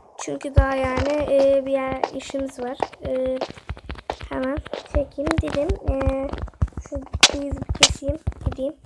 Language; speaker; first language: Turkish; native; Turkish